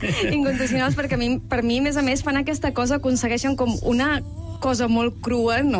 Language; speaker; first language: Catalan; native; Catalan